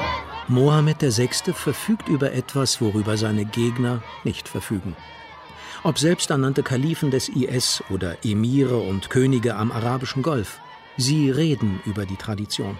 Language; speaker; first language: German; native; German